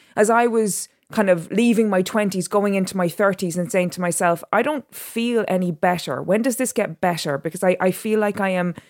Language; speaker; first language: English; native; English